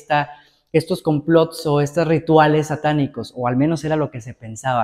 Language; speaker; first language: Spanish; native; Spanish